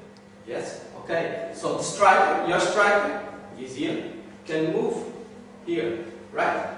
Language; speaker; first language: English; non-native, learner; Portuguese